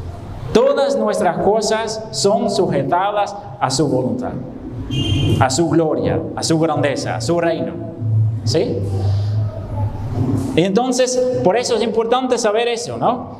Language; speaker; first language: Spanish; non-native, fluent; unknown